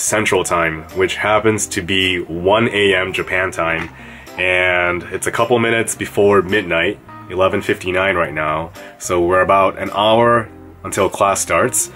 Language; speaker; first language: English; early bilingual, other home language; Japanese